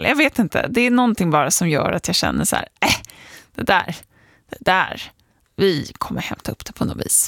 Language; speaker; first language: Swedish; native; Swedish